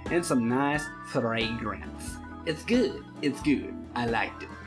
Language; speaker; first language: English; native; English